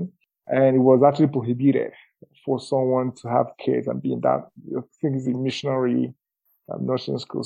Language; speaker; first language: English; non-native, local second language; Igbo